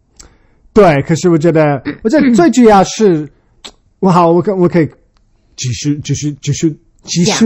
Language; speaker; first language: Chinese; early bilingual, heritage; Chinese